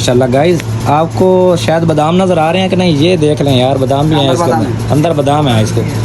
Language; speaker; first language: Hindi; native; Hindi